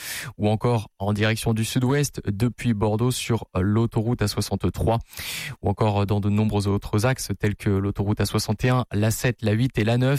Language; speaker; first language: French; native; French